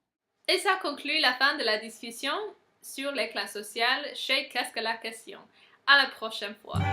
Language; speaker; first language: French; non-native, learner; English